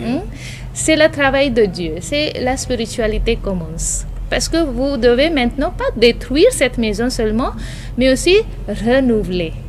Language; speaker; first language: French; non-native, fluent; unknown